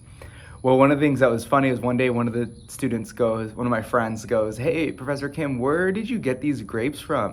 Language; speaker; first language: English; native; English